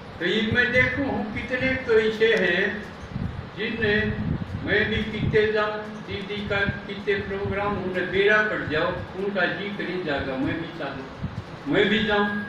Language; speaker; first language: Hindi; native; Hindi